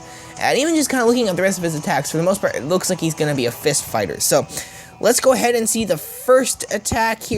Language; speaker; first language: English; native; English